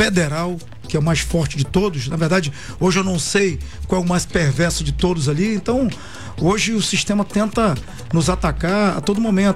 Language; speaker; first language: Portuguese; native; Portuguese